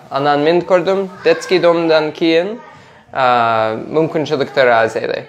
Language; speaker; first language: Kyrgyz; non-native, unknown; English